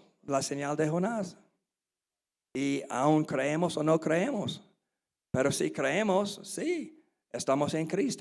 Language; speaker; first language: Spanish; non-native, learner; English